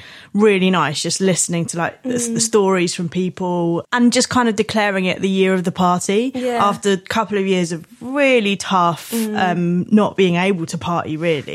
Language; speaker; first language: English; native; English